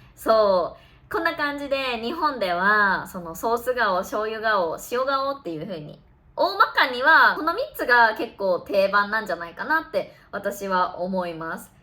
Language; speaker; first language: Japanese; native; Japanese